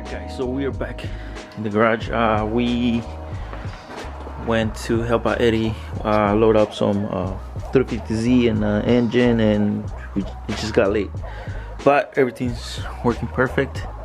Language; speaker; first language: English; native; English